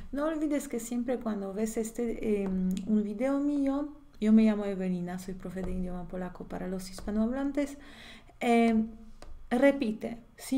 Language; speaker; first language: Spanish; non-native, fluent; Polish